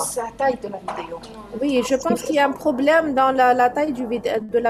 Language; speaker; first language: French; non-native, local second language; Arabic